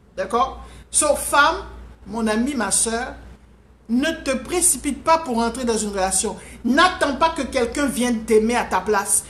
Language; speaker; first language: French; non-native, local second language; Haitian Creole